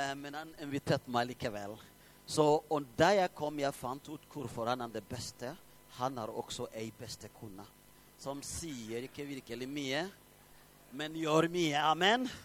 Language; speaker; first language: Norwegian; non-native, fluent; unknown